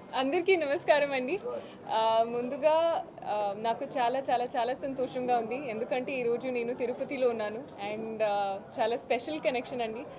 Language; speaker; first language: Telugu; non-native, learner; Hindi